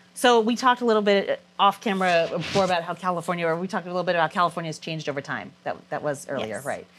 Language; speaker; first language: English; native; English